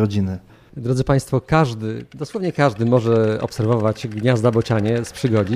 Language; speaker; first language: Polish; native; Polish